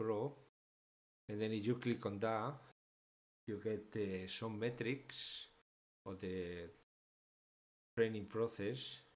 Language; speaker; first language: English; non-native, fluent; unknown